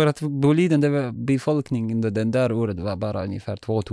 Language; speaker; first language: Swedish; non-native, learner; Arabic